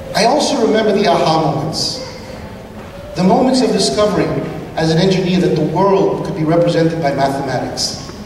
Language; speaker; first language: English; early bilingual, other home language; Spanish